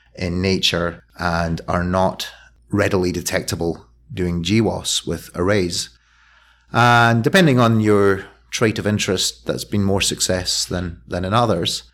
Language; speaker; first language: English; native; English